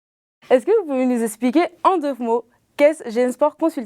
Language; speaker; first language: French; native; French